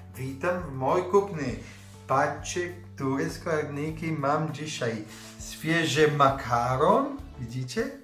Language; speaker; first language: Polish; non-native, learner; Italian